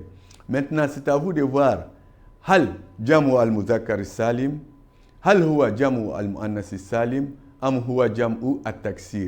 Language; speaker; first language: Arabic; non-native, fluent; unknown